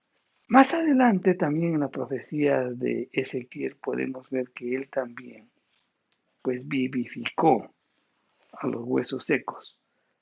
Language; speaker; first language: Spanish; native; Spanish